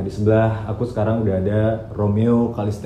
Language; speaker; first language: Indonesian; native; Indonesian